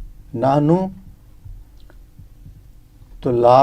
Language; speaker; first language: Arabic; non-native, fluent; Urdu